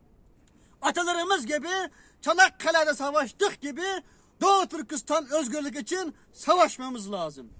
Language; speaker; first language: Turkish; non-native, learner; Uyghur